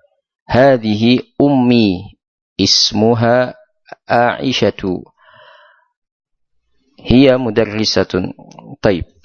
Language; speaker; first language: Arabic; non-native, fluent; Indonesian